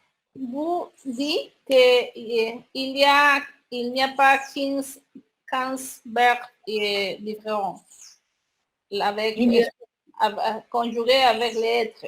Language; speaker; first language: French; non-native, learner; Spanish